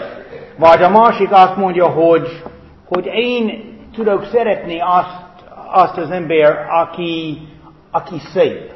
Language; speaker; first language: Hungarian; non-native, fluent; English